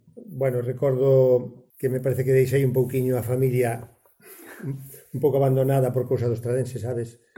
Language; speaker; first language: Galician; native; Galician